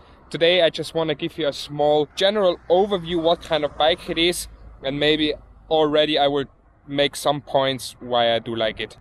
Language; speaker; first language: English; non-native, fluent; German